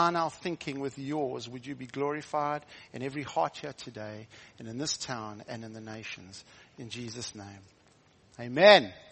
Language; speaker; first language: English; native; English